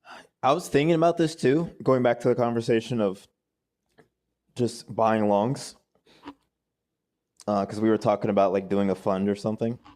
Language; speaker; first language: English; native; English